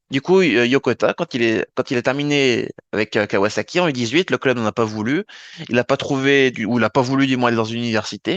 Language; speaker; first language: French; native; French